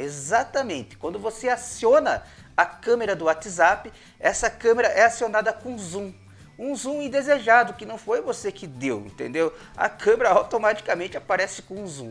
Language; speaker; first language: Portuguese; native; Portuguese